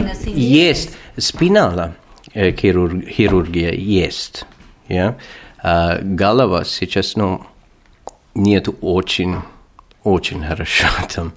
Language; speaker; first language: Russian; non-native, learner; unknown